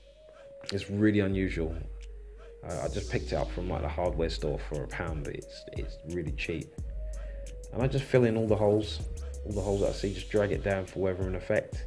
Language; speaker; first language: English; native; English